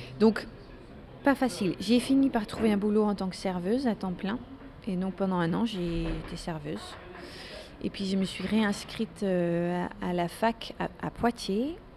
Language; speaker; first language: French; non-native, fluent; Dutch